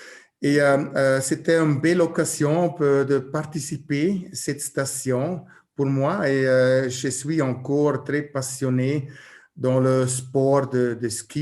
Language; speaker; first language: French; non-native, learner; German